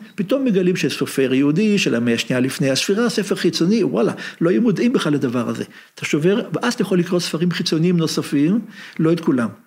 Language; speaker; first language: Hebrew; native; Hebrew